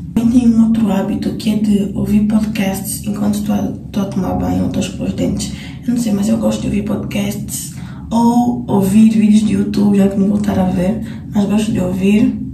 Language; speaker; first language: Portuguese; native; Portuguese